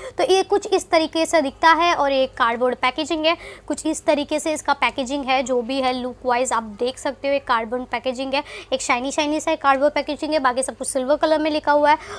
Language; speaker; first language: Hindi; non-native, local second language; Tamil